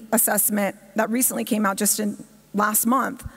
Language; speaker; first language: English; native; English